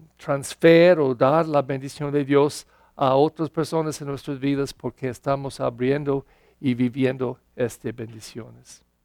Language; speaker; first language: Spanish; non-native, learner; English